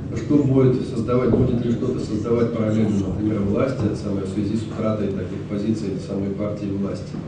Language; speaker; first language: Russian; native; Russian